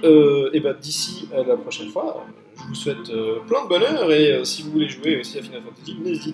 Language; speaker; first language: French; native; French